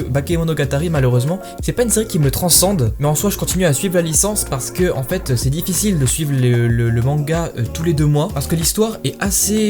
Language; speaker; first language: French; native; French